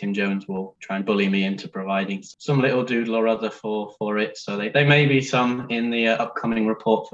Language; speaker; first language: English; native; English